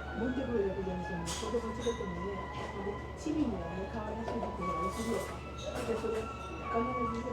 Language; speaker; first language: Japanese; native; Japanese